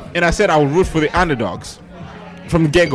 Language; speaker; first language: English; non-native, local second language; Shona